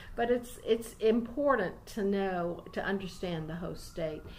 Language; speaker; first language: English; native; English